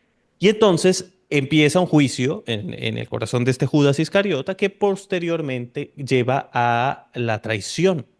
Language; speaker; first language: Spanish; native; Spanish